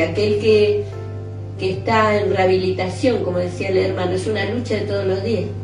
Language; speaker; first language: Spanish; native; Spanish